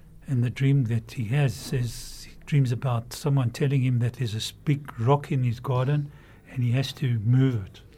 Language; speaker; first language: English; native; English